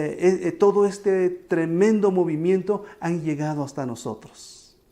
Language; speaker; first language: Spanish; native; Spanish